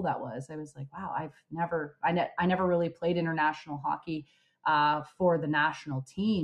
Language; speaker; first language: English; native; English